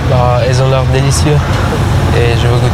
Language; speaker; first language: French; non-native, learner; Persian